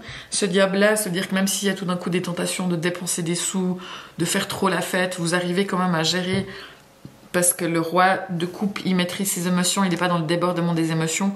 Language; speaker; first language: French; native; French